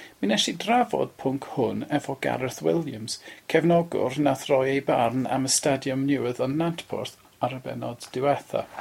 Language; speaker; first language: Welsh; native; Welsh